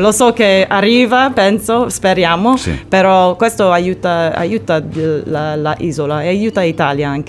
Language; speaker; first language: Italian; non-native, learner; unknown